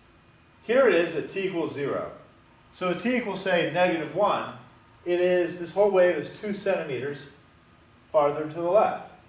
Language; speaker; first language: English; native; English